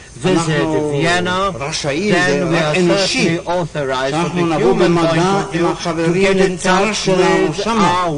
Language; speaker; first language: Hebrew; non-native, fluent; German